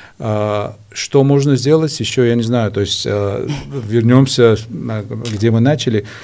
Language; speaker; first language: Russian; non-native, local second language; Georgian